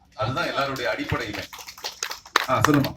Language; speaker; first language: Tamil; native; Tamil